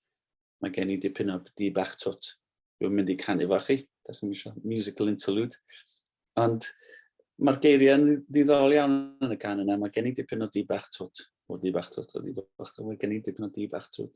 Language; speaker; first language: Welsh; native; Welsh